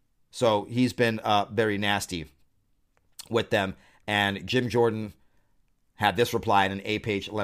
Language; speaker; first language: English; native; English